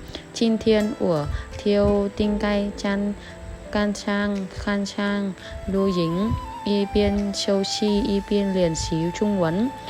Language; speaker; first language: Chinese; non-native, learner; Vietnamese